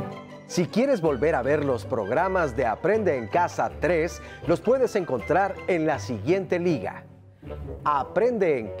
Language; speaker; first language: Spanish; native; Spanish